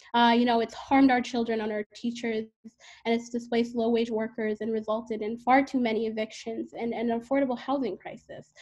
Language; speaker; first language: English; native; English